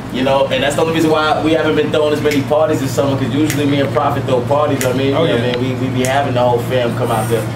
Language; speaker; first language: English; native; English